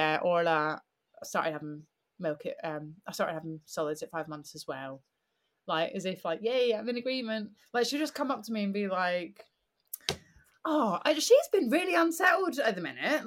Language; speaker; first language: English; native; English